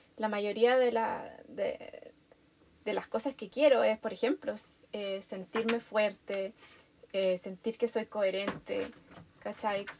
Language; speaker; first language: Spanish; native; Spanish